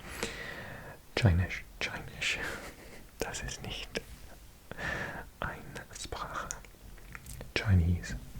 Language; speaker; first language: German; non-native, learner; Welsh